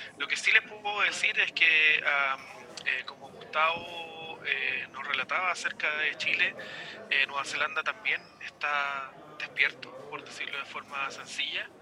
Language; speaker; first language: Spanish; native; Spanish